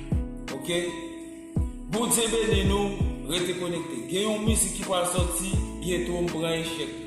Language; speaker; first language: French; non-native, learner; Haitian Creole